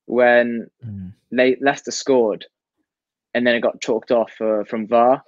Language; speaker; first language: English; native; English